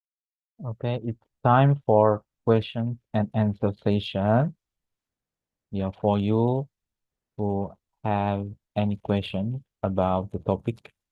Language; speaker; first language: English; non-native, fluent; Indonesian